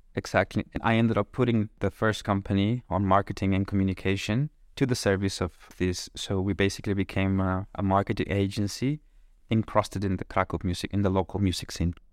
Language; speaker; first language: English; non-native, fluent; Spanish